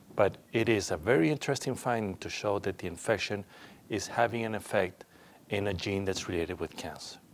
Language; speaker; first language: English; non-native, fluent; Spanish